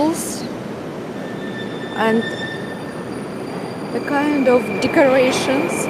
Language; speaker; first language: English; non-native, fluent; Russian